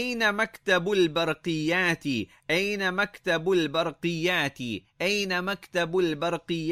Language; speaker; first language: Arabic; non-native, fluent; English